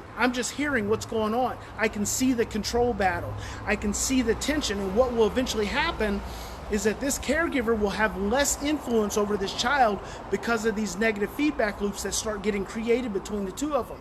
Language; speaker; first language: English; native; English